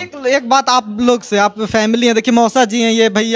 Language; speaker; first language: Hindi; native; Hindi